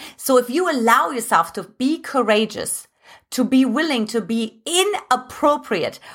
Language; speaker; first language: English; non-native, fluent; German